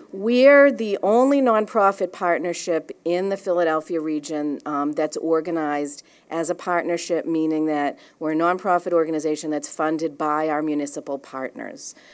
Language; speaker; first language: English; native; English